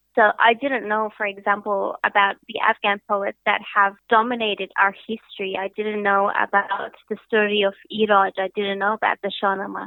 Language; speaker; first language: English; early bilingual, other home language; Hazaragi